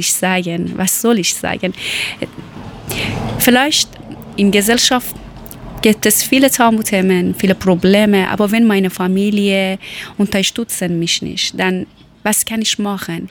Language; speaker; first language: German; non-native, learner; Persian